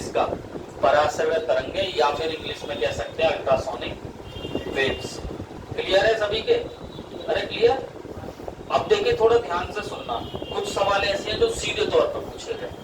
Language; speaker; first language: Hindi; native; Hindi